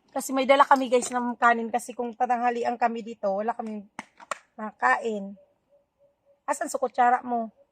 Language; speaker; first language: Filipino; non-native, local second language; Bikol